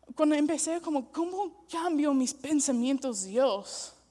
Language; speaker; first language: Spanish; non-native, fluent; English